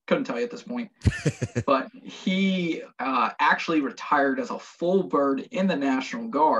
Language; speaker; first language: English; native; English